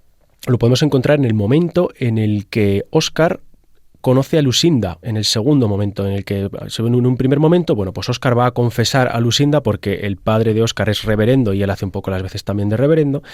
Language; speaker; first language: Spanish; native; Spanish